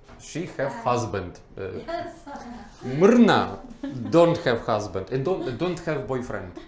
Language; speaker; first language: English; non-native, learner; Ukrainian